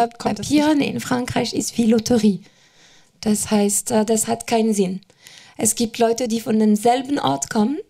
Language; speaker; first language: German; non-native, fluent; French